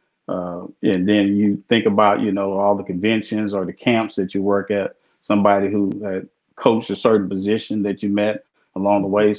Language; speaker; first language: English; native; English